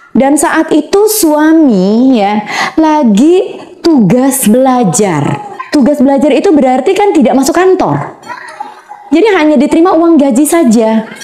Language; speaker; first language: Indonesian; native; Indonesian